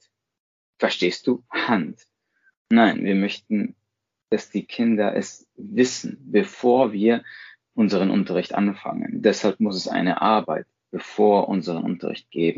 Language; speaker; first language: German; non-native, fluent; Spanish